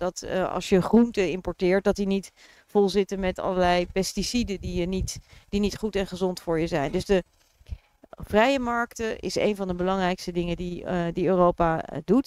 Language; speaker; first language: Dutch; native; Dutch